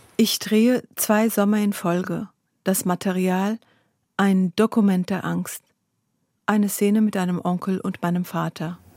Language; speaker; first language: German; early bilingual, other home language; Kurdish